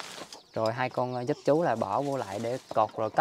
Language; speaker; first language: Vietnamese; native; Vietnamese